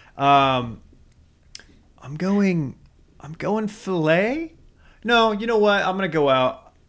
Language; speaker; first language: English; native; English